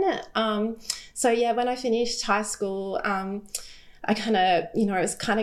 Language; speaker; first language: English; native; English